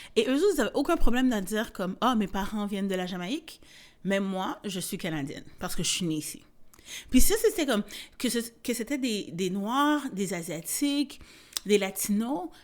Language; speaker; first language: French; native; French